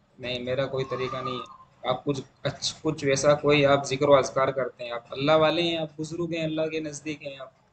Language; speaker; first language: Hindi; native; Hindi